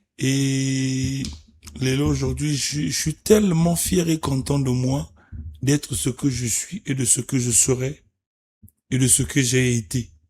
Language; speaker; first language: French; non-native, local second language; Lingala